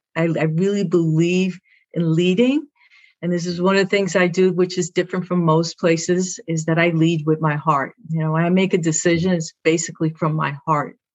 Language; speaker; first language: English; early bilingual, other home language; Spanish